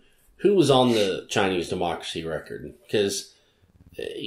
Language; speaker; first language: English; native; English